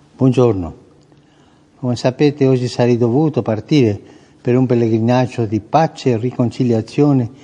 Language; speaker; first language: Italian; early bilingual, heritage; Italian